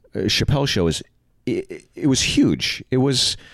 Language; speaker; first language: English; native; English